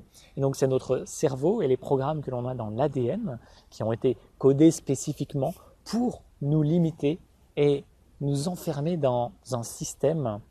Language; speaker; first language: French; native; French